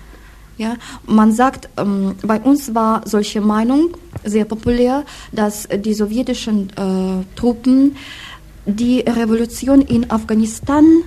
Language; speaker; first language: German; non-native, fluent; Russian